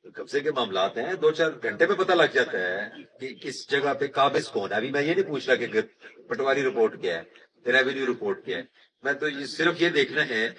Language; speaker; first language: Urdu; non-native, local second language; Punjabi